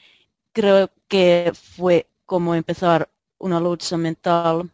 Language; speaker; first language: Spanish; non-native, learner; Finnish